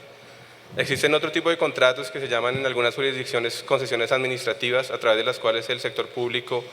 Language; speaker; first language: Spanish; native; Spanish